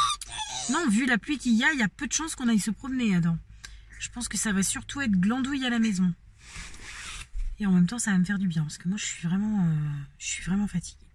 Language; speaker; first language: French; native; French